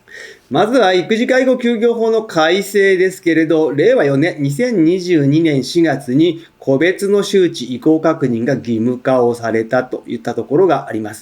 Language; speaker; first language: Japanese; native; Japanese